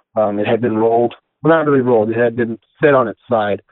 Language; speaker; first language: English; native; English